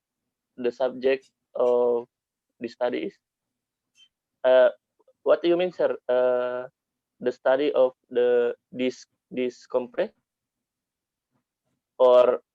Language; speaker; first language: English; non-native, learner; Indonesian